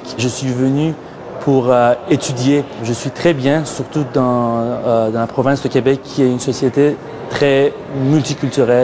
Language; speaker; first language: French; non-native, fluent; Persian